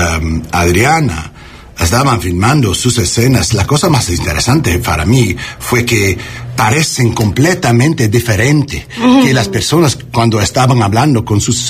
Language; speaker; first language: Spanish; early bilingual, heritage; Spanish